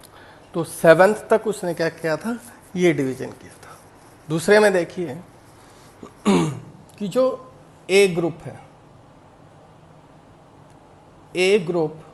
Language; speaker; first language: Hindi; native; Hindi